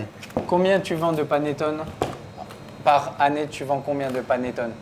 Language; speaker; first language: French; native; French